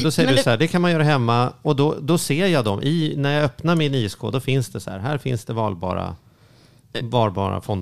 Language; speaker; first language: Swedish; native; Swedish